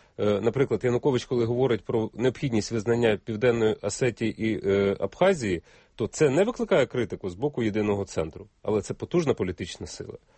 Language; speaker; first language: Ukrainian; native; Ukrainian